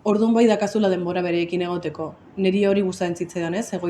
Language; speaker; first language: Basque; early bilingual, other home language; Spanish